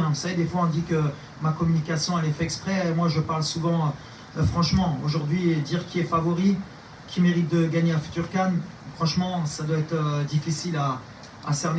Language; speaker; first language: French; native; French